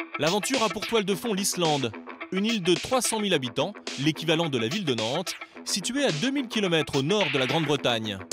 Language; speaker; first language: French; native; French